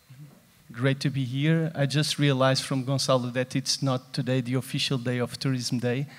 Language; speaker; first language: English; non-native, fluent; Portuguese